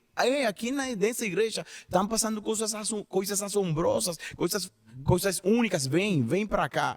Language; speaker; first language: Portuguese; non-native, learner; Spanish